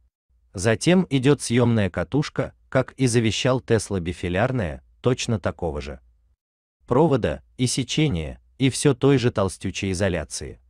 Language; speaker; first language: Russian; native; Russian